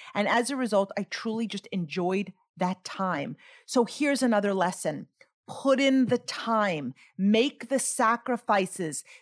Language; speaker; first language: English; native; English